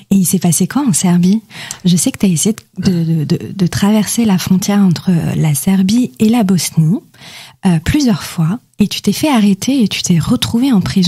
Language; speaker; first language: French; native; French